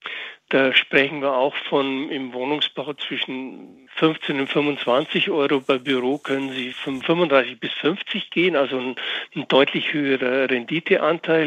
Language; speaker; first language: German; native; German